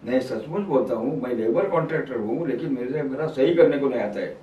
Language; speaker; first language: Hindi; non-native, local second language; Marathi